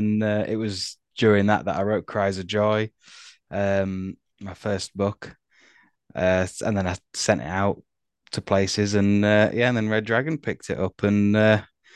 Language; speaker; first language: English; native; English